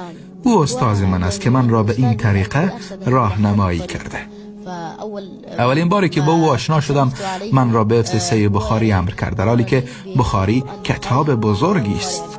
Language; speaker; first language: Persian; early bilingual, heritage; Persian